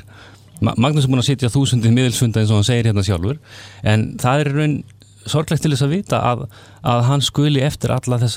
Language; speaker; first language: Icelandic; native; Icelandic